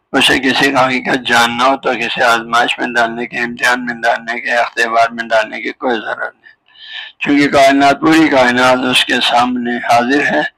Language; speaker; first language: Urdu; non-native, local second language; Balti